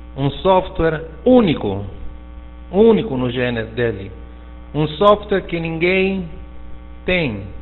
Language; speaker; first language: Portuguese; non-native, fluent; Italian